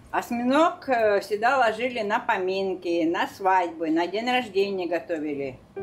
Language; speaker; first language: Russian; non-native, local second language; Korean